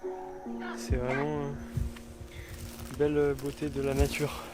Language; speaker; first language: French; native; French